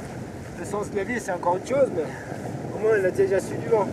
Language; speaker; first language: French; native; French